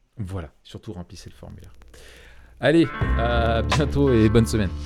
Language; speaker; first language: French; native; French